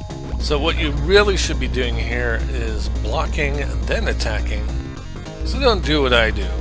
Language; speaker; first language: English; native; English